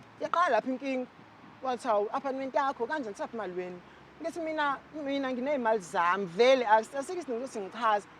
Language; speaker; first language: Zulu; non-native, local second language; Xhosa